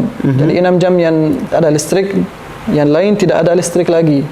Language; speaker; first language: Indonesian; non-native, learner; Arabic